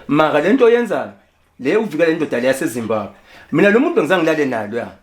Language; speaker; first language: Zulu; native; Zulu